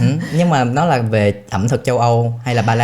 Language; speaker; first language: Vietnamese; native; Vietnamese